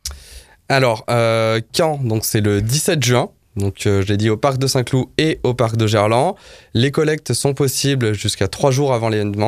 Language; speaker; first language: French; native; French